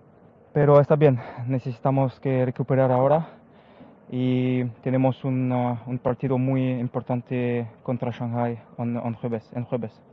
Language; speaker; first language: Spanish; non-native, learner; French